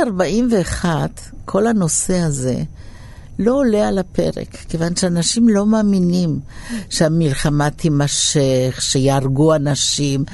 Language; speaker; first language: Hebrew; early bilingual, other home language; Polish